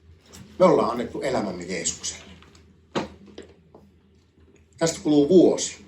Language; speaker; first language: Finnish; native; Finnish